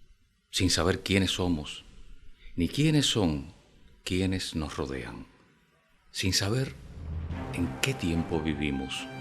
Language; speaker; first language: Spanish; native; Spanish